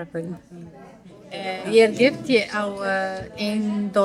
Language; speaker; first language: Icelandic; non-native, learner; Arabic